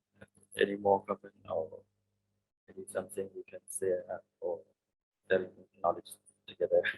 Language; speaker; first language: English; non-native, learner; Khmer